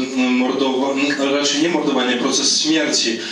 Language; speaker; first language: Polish; non-native, fluent; Belarusian